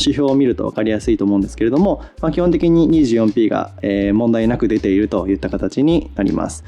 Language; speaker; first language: Japanese; native; Japanese